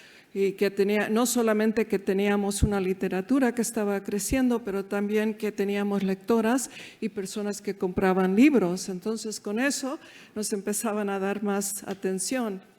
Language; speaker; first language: Spanish; early bilingual, heritage; Spanish